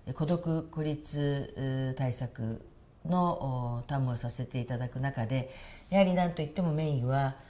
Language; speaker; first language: Japanese; native; Japanese